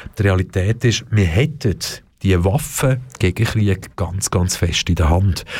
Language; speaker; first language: German; early bilingual, other home language; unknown